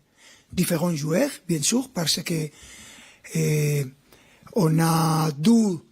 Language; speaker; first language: French; non-native, fluent; Spanish